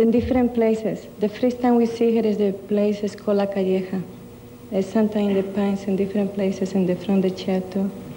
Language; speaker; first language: English; non-native, learner; Spanish